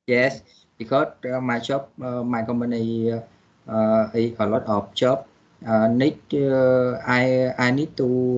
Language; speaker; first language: English; non-native, learner; Vietnamese